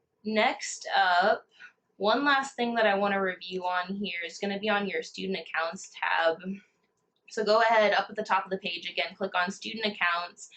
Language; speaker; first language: English; native; English